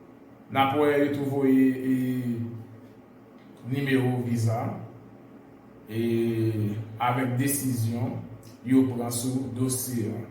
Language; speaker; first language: French; non-native, learner; Haitian Creole